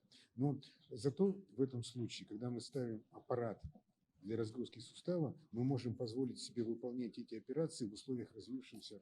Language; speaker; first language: Russian; native; Russian